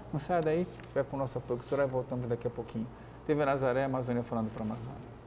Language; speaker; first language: Portuguese; native; Portuguese